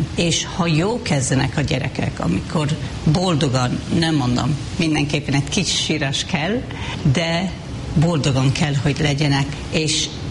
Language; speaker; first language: Hungarian; non-native, learner; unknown